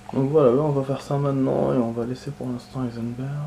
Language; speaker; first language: French; native; French